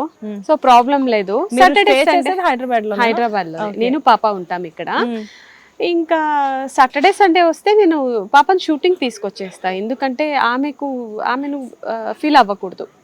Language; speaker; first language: Telugu; non-native, fluent; Tamil